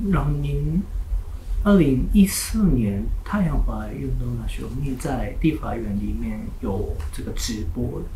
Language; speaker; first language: Chinese; non-native, learner; Japanese